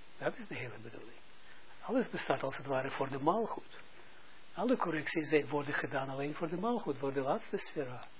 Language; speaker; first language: Dutch; non-native, fluent; Russian